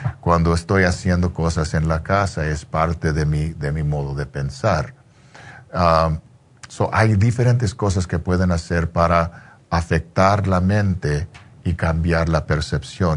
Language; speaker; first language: Spanish; early bilingual, heritage; English